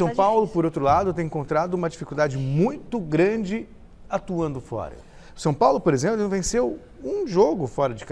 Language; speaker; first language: Portuguese; native; Portuguese